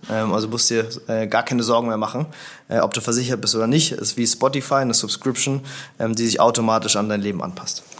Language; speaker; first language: German; native; German